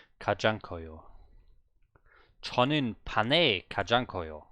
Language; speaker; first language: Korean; non-native, learner; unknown